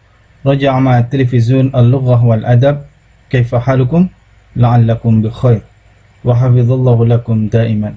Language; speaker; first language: Arabic; non-native, fluent; Indonesian